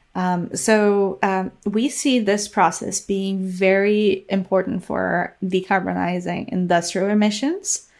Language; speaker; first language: English; non-native, fluent; Portuguese